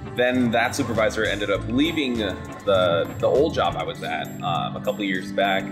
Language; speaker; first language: English; native; English